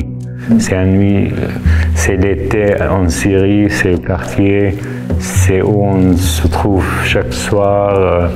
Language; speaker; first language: French; non-native, fluent; Arabic